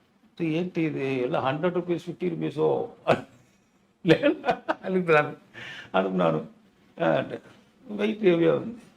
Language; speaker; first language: Telugu; non-native, local second language; Tamil